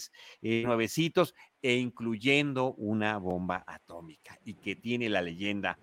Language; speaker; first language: Spanish; native; Spanish